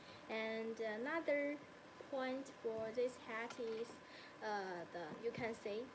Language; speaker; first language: English; non-native, learner; Chinese